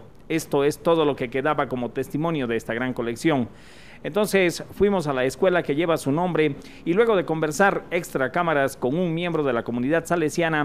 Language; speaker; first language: Spanish; native; Spanish